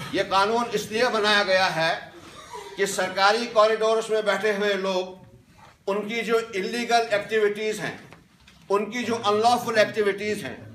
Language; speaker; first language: Hindi; non-native, local second language; Kashmiri